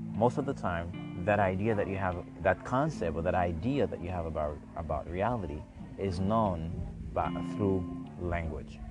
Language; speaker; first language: English; non-native, fluent; Haitian Creole